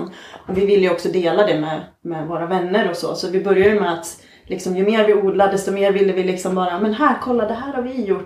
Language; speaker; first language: Swedish; native; Swedish